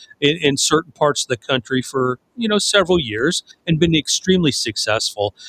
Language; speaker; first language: English; native; English